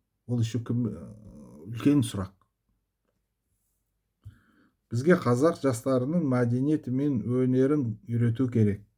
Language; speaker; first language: Kazakh; non-native, local second language; Russian